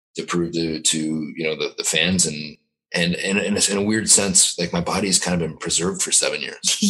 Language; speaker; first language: English; native; English